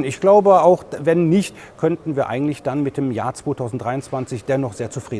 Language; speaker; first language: German; native; German